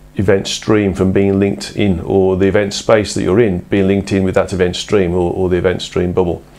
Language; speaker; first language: English; native; English